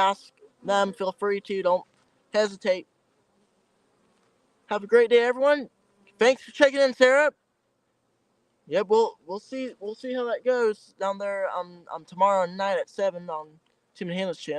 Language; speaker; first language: English; native; English